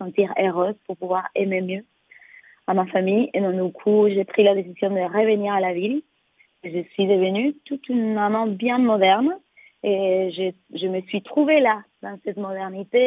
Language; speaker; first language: French; non-native, fluent; Spanish